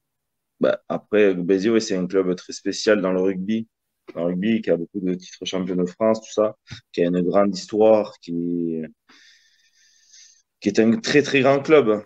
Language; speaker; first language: French; early bilingual, other home language; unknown